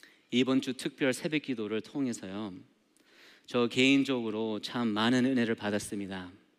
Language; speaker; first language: Korean; non-native, learner; English